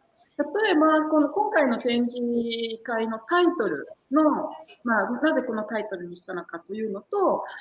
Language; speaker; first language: Japanese; native; Japanese